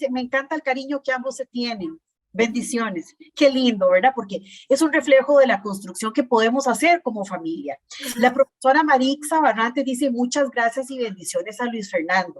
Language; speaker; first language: Spanish; native; Spanish